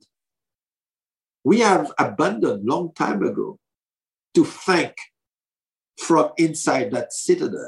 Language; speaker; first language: English; non-native, fluent; French